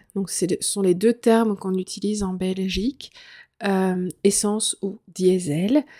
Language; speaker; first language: French; native; French